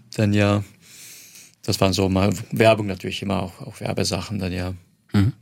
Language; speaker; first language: German; non-native, fluent; Croatian